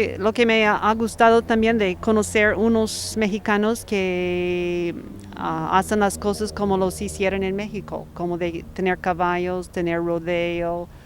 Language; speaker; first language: Spanish; non-native, fluent; English